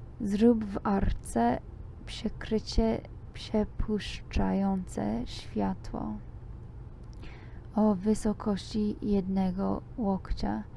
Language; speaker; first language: Polish; non-native, learner; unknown